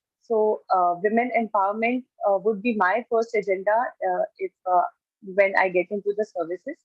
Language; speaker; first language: English; non-native, local second language; Hindi